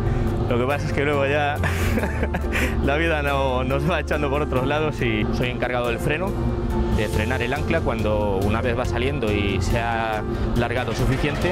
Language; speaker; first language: Spanish; native; Spanish